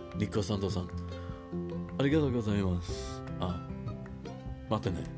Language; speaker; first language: Japanese; non-native, learner; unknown